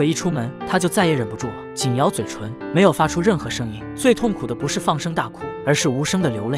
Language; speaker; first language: Chinese; native; Chinese